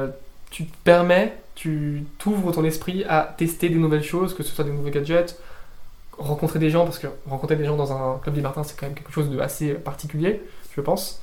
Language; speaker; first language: French; native; French